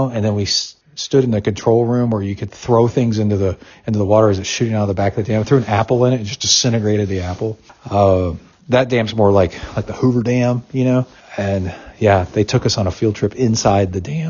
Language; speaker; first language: English; native; English